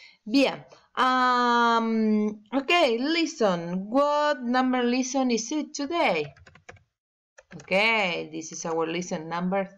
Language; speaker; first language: English; non-native, learner; Spanish